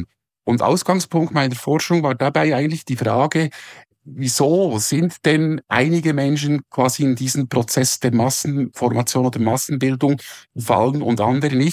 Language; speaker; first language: German; native; German